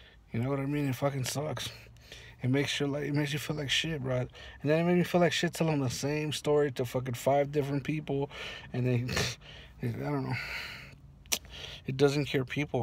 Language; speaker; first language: English; early bilingual, other home language; Spanish